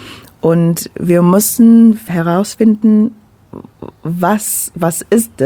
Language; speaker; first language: German; non-native, fluent; English